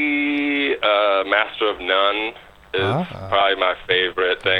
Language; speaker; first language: English; native; English